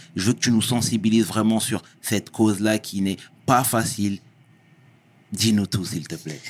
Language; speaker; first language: French; native; French